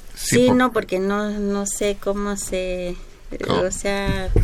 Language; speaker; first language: Spanish; non-native, local second language; Mixtepec Mixtec